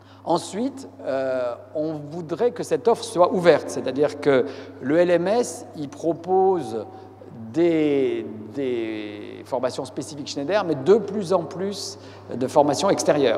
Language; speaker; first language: French; native; French